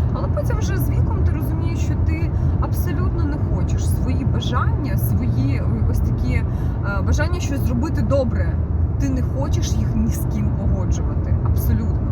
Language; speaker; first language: Ukrainian; non-native, local second language; Russian